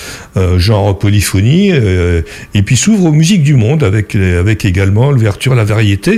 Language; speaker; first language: French; native; French